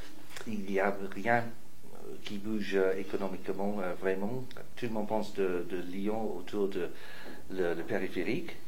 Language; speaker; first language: French; non-native, fluent; English